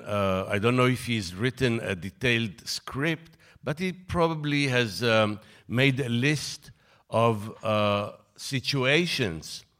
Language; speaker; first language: English; non-native, fluent; Hebrew